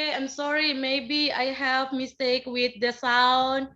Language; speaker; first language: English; non-native, learner; Indonesian